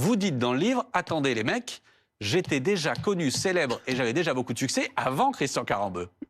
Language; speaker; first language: French; native; French